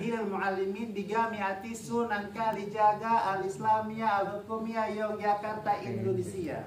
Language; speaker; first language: Arabic; non-native, fluent; Indonesian